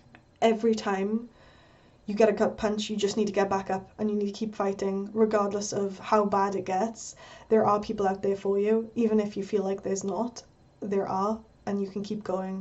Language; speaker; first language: English; native; English